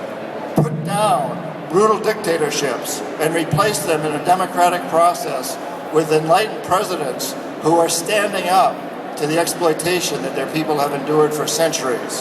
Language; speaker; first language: English; native; English